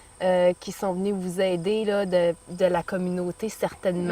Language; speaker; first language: French; native; French